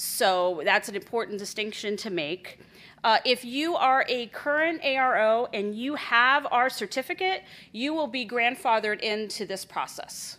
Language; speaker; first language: English; native; English